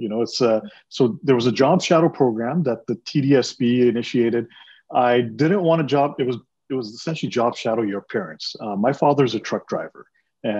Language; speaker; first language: English; early bilingual, other home language; Punjabi